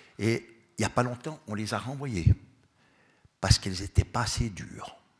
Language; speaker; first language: French; native; French